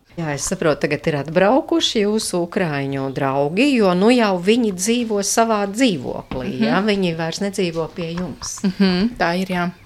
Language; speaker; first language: Latvian; non-native, fluent; Estonian